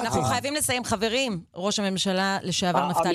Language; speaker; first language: Hebrew; native; Hebrew